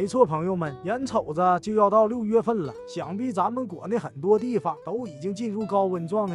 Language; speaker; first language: Chinese; native; Chinese